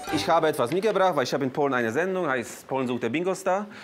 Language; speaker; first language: German; non-native, fluent; Polish